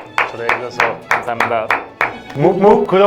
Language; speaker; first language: Korean; non-native, learner; English